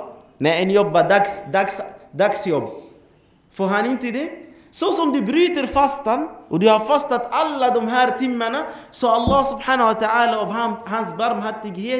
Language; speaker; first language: Swedish; non-native, fluent; Arabic